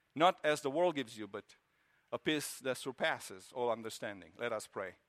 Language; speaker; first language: English; non-native, fluent; Romanian